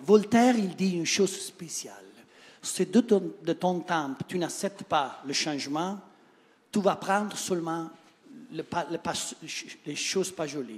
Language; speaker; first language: French; non-native, learner; Italian